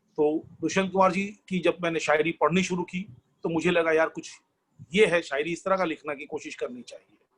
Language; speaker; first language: Hindi; non-native, local second language; Bangla